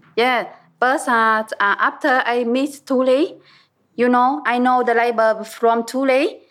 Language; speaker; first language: English; non-native, learner; Vietnamese